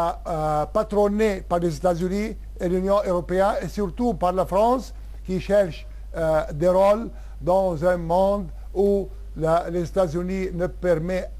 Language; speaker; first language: French; non-native, local second language; Arabic